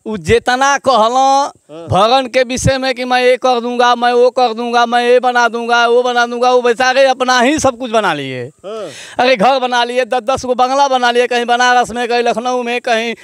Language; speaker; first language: Hindi; native; Hindi